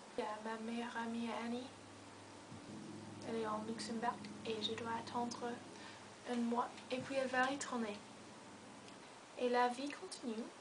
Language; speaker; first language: French; non-native, learner; English